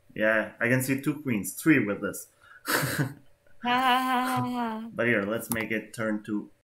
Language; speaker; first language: English; non-native, fluent; Albanian